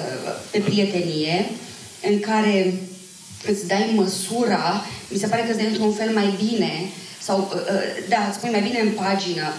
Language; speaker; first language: Romanian; native; Romanian